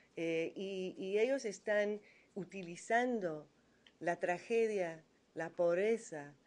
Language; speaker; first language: Spanish; non-native, fluent; English